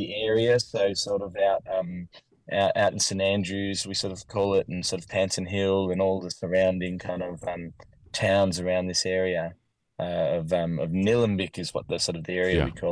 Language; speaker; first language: English; native; English